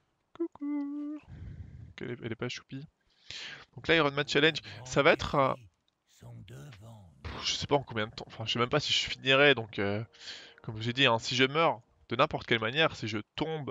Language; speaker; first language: French; native; French